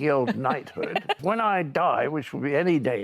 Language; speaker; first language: English; native; English